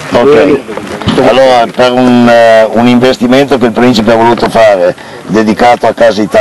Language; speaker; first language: Italian; native; Italian